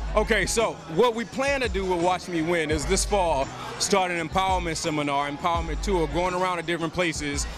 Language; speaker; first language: English; native; English